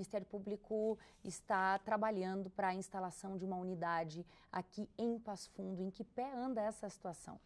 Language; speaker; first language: Portuguese; native; Portuguese